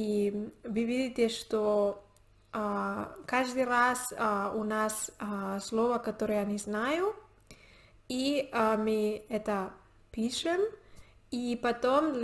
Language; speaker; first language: Russian; non-native, learner; Spanish